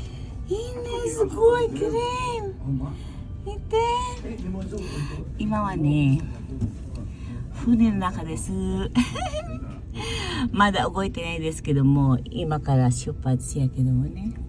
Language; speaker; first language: Japanese; non-native, fluent; Filipino